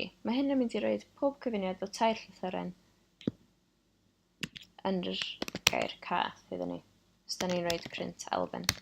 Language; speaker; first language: Welsh; non-native, local second language; English